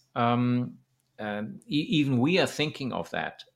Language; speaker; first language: English; non-native, fluent; German